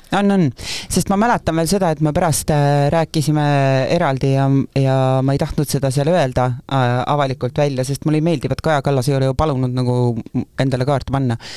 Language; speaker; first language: Estonian; native; Estonian